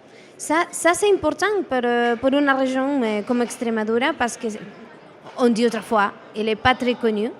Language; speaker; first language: French; non-native, learner; Spanish